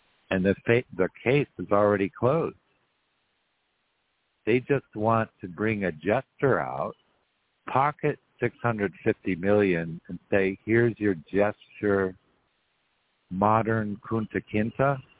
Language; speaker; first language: English; native; English